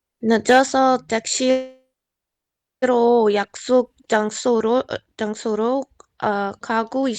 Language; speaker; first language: Korean; non-native, learner; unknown